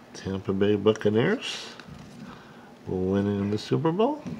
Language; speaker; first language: English; native; English